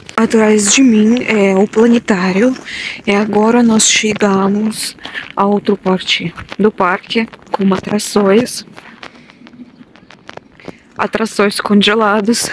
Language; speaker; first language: Portuguese; non-native, learner; Russian